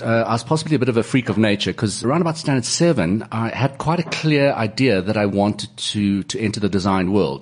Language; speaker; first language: English; native; English